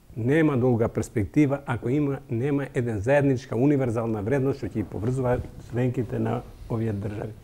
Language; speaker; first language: Macedonian; non-native, local second language; Albanian